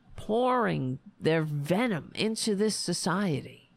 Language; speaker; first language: English; native; English